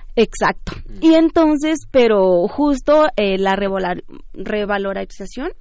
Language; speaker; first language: Spanish; early bilingual, other home language; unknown